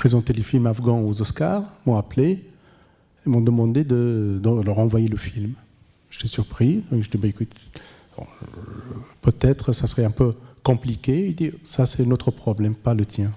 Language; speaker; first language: French; non-native, fluent; Persian